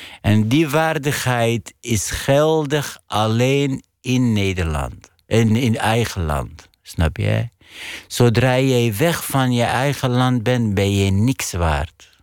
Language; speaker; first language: Dutch; non-native, fluent; Arabic